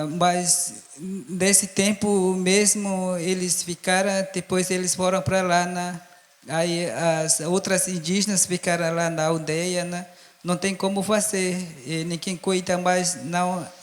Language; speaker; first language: Portuguese; non-native, local second language; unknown